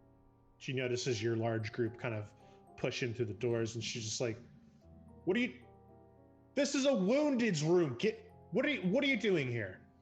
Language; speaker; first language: English; native; English